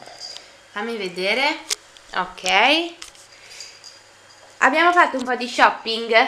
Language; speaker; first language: Italian; native; Italian